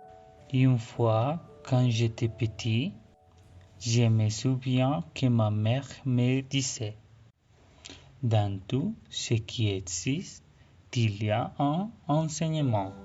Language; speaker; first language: French; non-native, fluent; Spanish